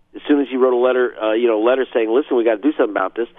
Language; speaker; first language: English; native; English